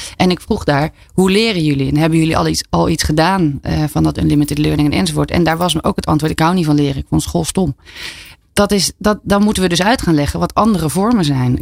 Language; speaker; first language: Dutch; native; Dutch